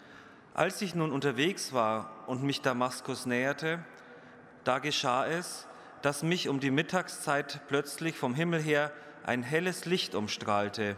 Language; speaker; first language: German; native; German